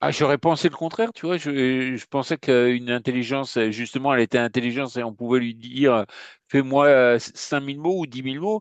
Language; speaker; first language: French; native; French